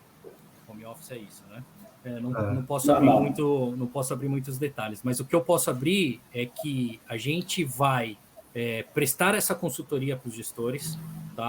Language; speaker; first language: Portuguese; native; Portuguese